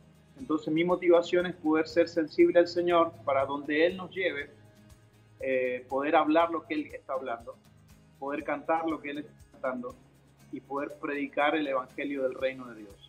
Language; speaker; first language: Spanish; native; Spanish